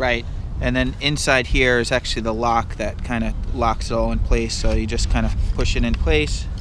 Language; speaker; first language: English; native; English